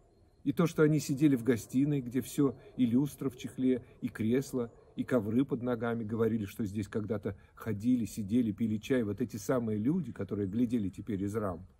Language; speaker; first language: Russian; native; Russian